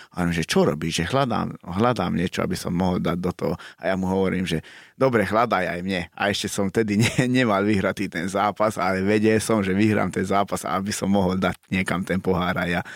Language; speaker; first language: Slovak; non-native, local second language; Hungarian